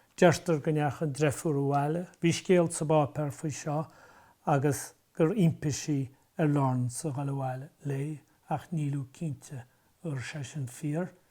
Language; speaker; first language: Irish; native; Irish